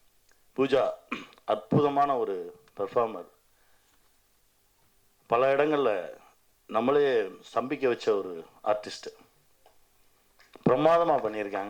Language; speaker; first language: Tamil; native; Tamil